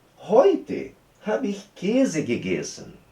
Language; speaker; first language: German; non-native, fluent; Portuguese